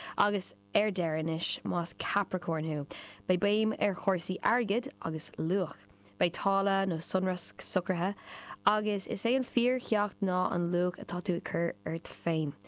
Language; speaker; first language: Irish; native; Irish